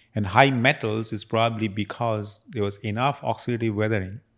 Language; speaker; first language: English; non-native, local second language; Bangla